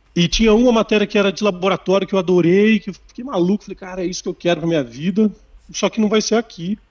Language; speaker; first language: Portuguese; native; Portuguese